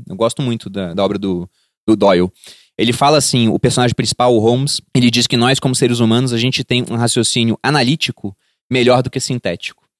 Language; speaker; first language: Portuguese; native; Portuguese